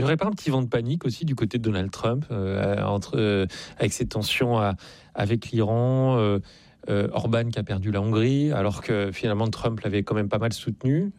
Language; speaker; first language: French; native; French